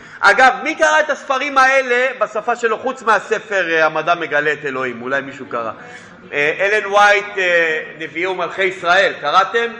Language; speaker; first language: Hebrew; non-native, fluent; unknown